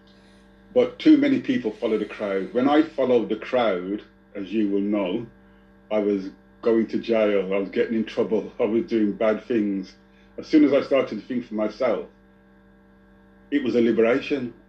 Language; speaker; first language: English; native; English